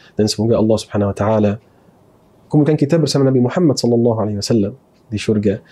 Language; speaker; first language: Malay; non-native, fluent; Arabic